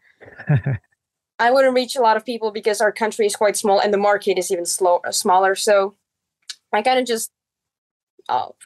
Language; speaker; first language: English; non-native, fluent; Czech